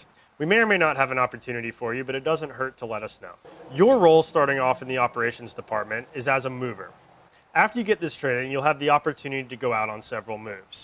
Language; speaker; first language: English; native; English